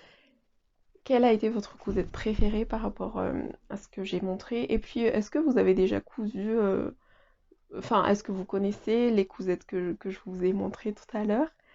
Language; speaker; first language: French; native; French